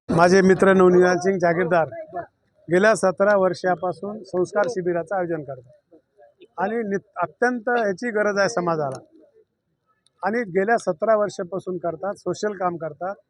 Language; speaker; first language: Marathi; native; Marathi